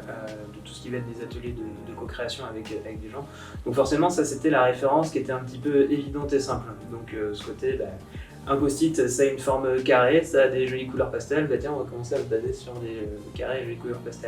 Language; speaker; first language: French; native; French